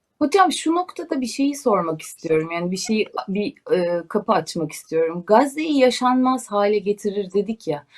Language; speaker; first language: Turkish; native; Turkish